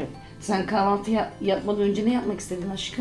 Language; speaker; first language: Turkish; native; Turkish